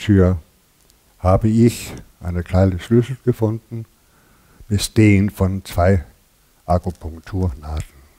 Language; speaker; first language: German; non-native, learner; Danish